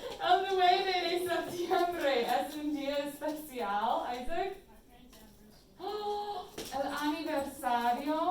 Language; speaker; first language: Spanish; non-native, fluent; English